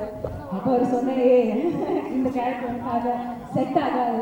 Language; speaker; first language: Tamil; non-native, learner; Malayalam